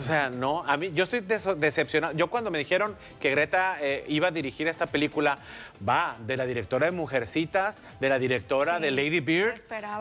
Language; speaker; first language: Spanish; native; Spanish